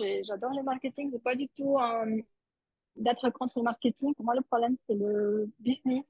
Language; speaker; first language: French; non-native, fluent; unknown